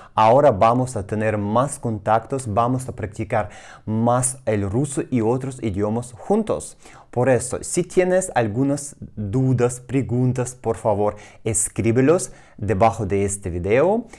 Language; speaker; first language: Spanish; non-native, fluent; Russian